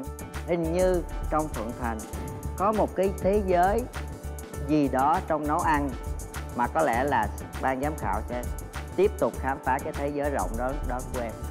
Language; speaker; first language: Vietnamese; native; Vietnamese